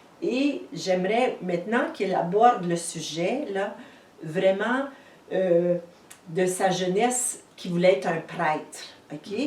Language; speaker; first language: French; native; French